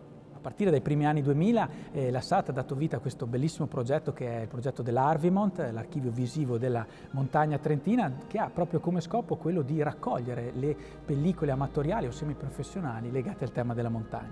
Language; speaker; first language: Italian; native; Italian